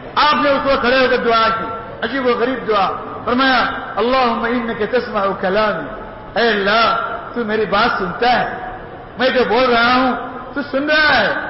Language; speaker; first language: Urdu; non-native, local second language; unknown